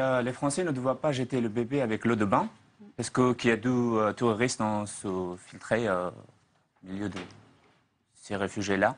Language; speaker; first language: French; non-native, learner; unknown